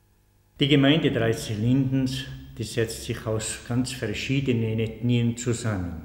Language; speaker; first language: German; early bilingual, heritage; German